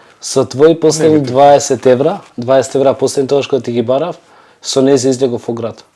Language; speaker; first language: Macedonian; non-native, local second language; Turkish